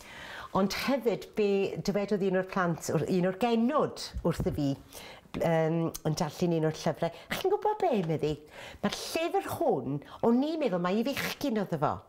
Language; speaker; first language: Welsh; native; Welsh